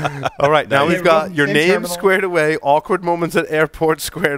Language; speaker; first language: English; native; English